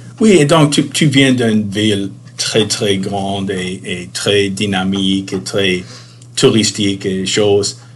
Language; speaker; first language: French; non-native, fluent; English